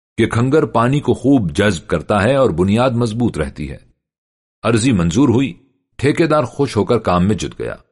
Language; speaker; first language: Urdu; native; Urdu